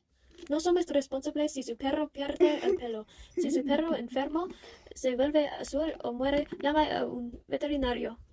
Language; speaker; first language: Spanish; non-native, learner; English